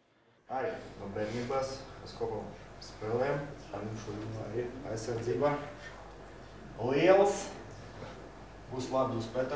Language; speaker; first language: Latvian; non-native, local second language; Russian